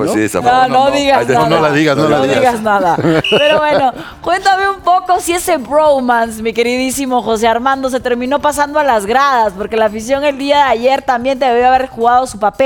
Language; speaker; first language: Spanish; native; Spanish